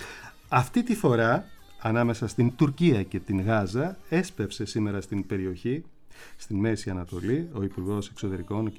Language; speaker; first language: Greek; native; Greek